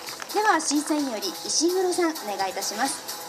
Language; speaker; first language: Japanese; native; Japanese